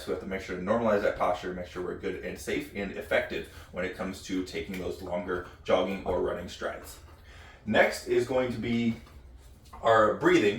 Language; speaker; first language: English; native; English